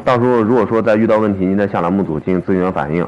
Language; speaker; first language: Chinese; native; Chinese